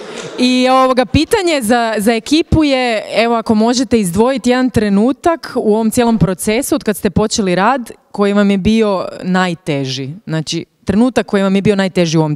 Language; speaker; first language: Croatian; native; Croatian